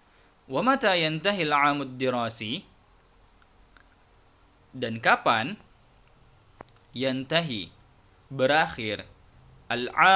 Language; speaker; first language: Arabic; non-native, fluent; Indonesian